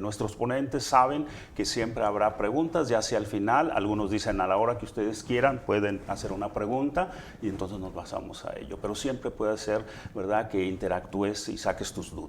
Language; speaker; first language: Spanish; native; Spanish